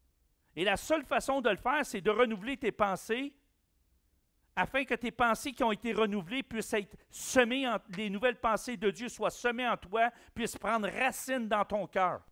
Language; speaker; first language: French; native; French